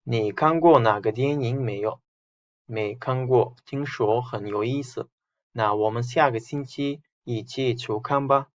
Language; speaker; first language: Chinese; non-native, fluent; Uzbek